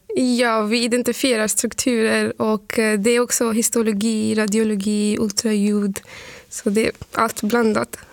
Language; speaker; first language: Swedish; non-native, fluent; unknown